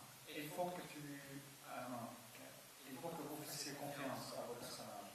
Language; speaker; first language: French; non-native, fluent; Estonian